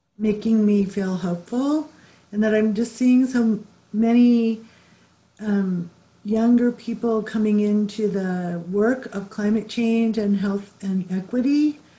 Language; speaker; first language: English; native; English